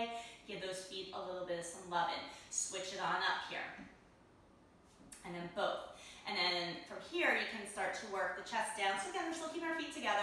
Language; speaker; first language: English; native; English